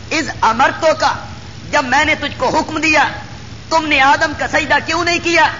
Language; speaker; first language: Urdu; non-native, local second language; Punjabi